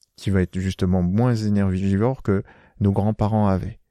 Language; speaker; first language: French; native; French